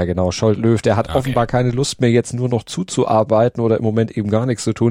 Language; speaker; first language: German; native; German